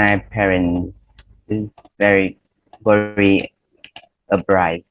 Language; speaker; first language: English; non-native, learner; Vietnamese